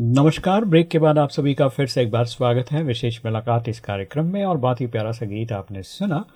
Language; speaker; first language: Hindi; native; Hindi